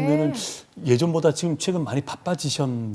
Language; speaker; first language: Korean; native; Korean